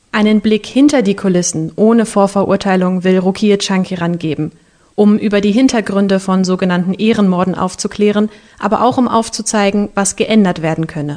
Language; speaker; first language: German; native; German